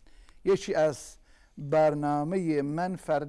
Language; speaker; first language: Persian; non-native, local second language; Kurdish